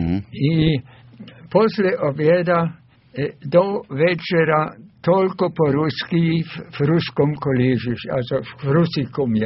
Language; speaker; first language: Russian; non-native, fluent; German